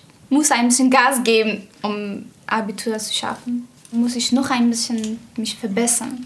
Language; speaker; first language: German; non-native, learner; Persian